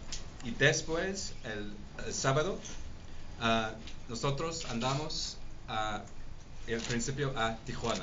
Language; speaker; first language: Spanish; non-native, learner; English